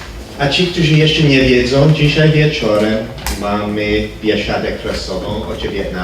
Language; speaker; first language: Polish; early bilingual, heritage; Polish